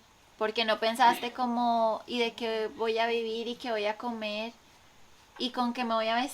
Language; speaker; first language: Spanish; native; Spanish